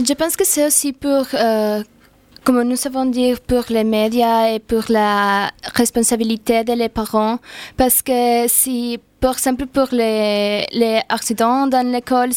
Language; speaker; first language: French; non-native, learner; Spanish